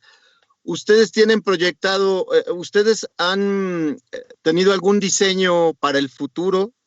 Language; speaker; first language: Spanish; native; Spanish